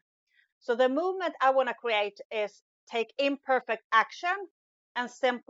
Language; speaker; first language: English; non-native, fluent; Swedish